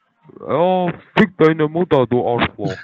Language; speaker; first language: German; non-native, fluent; Turkish